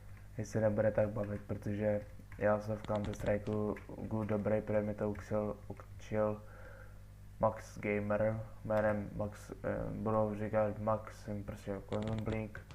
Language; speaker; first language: Czech; native; Czech